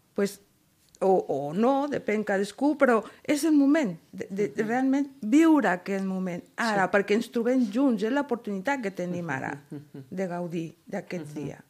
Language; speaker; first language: Catalan; non-native, fluent; Spanish